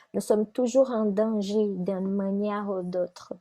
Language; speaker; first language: French; non-native, fluent; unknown